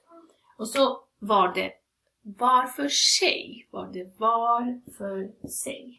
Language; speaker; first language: Swedish; non-native, fluent; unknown